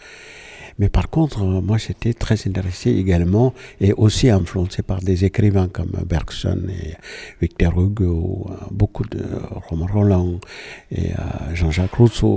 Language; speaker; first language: French; non-native, fluent; Malayalam